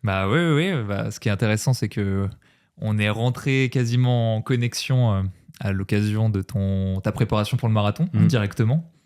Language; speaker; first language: French; native; French